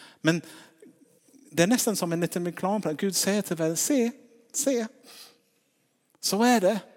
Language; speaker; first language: Swedish; non-native, fluent; English